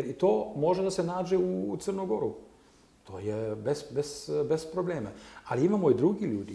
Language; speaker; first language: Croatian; non-native, learner; German